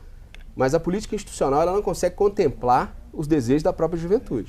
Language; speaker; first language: Portuguese; native; Portuguese